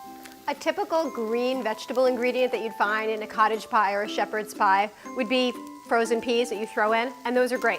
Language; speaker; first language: English; native; English